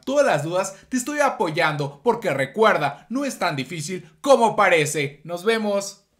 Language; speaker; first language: Spanish; native; Spanish